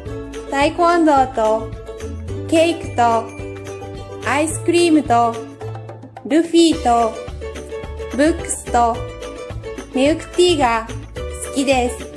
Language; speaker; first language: Japanese; non-native, learner; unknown